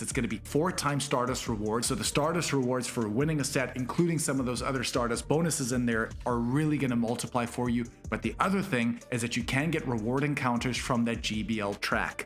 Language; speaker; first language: English; native; English